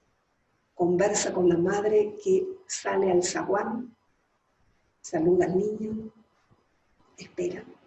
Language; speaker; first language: Spanish; native; Spanish